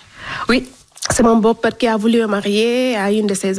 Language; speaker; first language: French; non-native, local second language; Fula